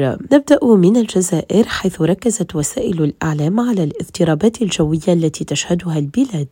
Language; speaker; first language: Arabic; native; Arabic